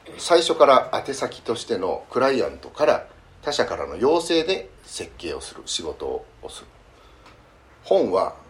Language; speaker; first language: Japanese; early bilingual, heritage; Japanese